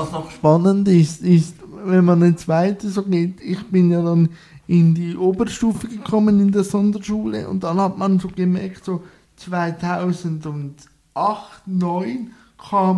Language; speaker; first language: German; native; German